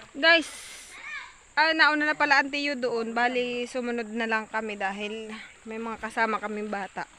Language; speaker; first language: Filipino; native; Filipino